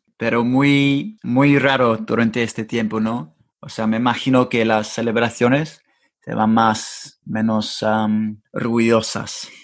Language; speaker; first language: Spanish; non-native, fluent; English